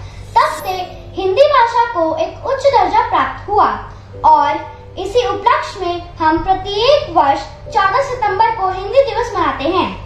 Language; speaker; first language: Hindi; native; Hindi